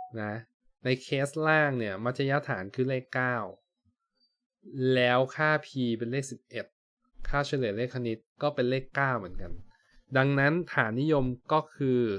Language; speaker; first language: Thai; native; Thai